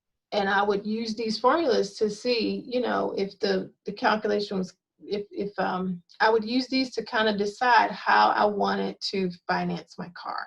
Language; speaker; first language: English; native; English